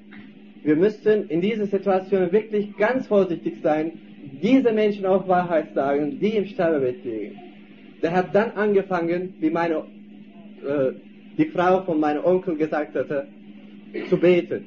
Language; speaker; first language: German; non-native, fluent; Turkish